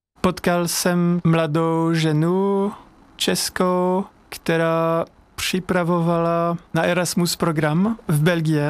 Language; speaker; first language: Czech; non-native, learner; French